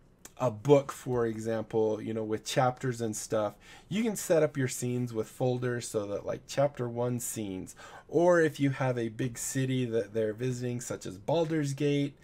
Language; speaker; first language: English; native; English